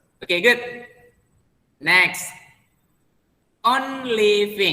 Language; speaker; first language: English; non-native, learner; Indonesian